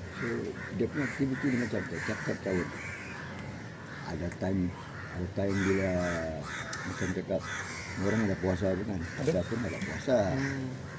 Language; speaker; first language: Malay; non-native, local second language; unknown